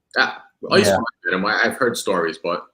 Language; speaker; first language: English; native; English